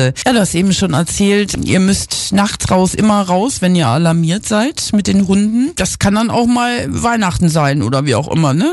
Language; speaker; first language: German; native; German